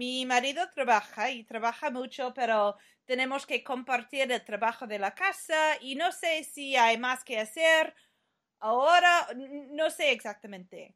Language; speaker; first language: Spanish; non-native, fluent; English